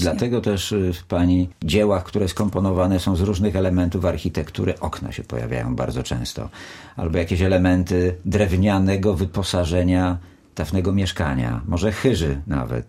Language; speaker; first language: Polish; native; Polish